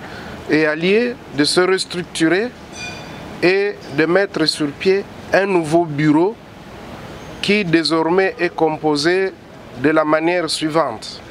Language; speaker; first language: French; non-native, local second language; Lingala